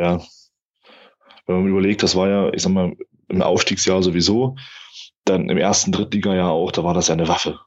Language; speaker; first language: German; native; German